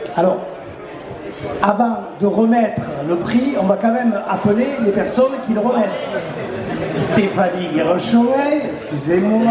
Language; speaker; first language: French; native; French